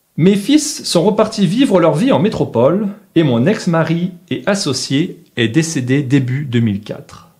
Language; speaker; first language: French; native; French